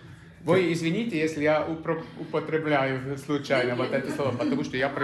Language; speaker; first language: Russian; non-native, fluent; German